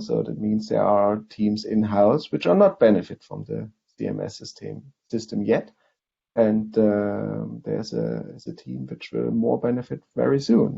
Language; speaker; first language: English; non-native, fluent; German